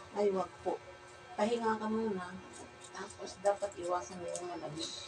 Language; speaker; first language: Filipino; non-native, local second language; Cebuano